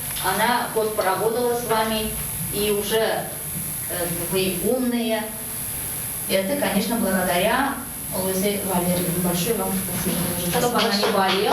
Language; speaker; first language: Russian; non-native, local second language; Bashkir